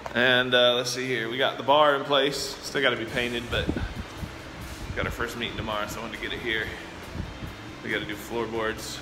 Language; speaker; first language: English; native; English